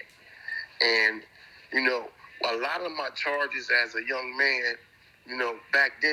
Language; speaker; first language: English; native; English